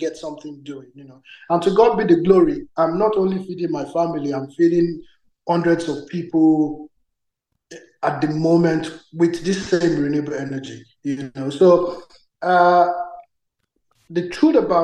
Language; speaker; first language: English; non-native, local second language; Yoruba